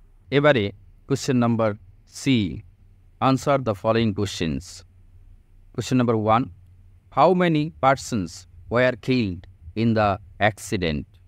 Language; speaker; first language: English; non-native, local second language; Bangla